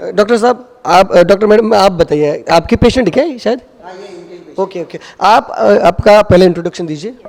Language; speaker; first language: Hindi; non-native, local second language; Marathi